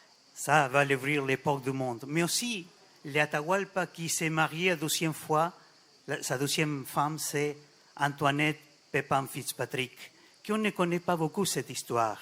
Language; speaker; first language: French; non-native, fluent; Spanish